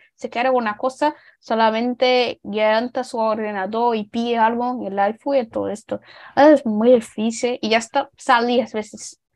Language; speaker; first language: Spanish; non-native, learner; Portuguese